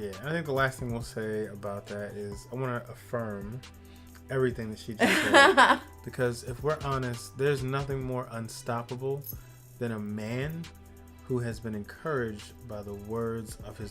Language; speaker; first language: English; native; English